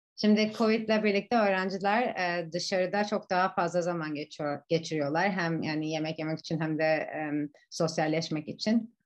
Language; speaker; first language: Turkish; native; Turkish